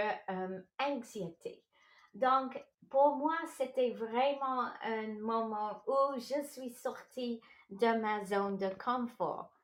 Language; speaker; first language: French; non-native, local second language; English